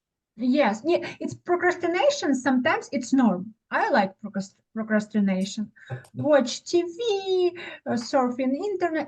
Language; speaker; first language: English; non-native, learner; Ukrainian